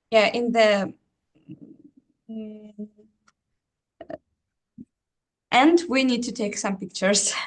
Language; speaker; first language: English; non-native, fluent; Uzbek